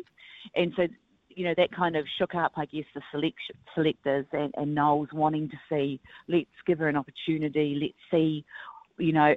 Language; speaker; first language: English; native; English